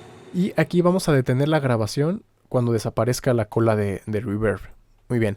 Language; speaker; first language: Spanish; native; Spanish